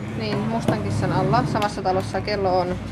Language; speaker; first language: Finnish; native; Finnish